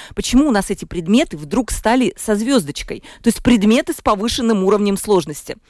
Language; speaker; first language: Russian; native; Russian